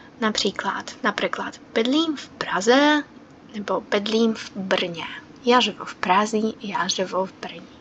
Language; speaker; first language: Czech; non-native, fluent; Ukrainian